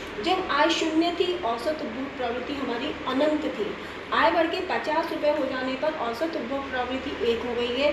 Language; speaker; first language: Hindi; native; Hindi